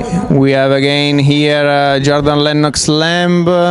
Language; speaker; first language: English; non-native, fluent; Italian